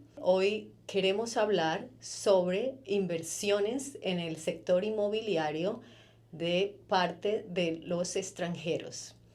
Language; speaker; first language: Spanish; native; Spanish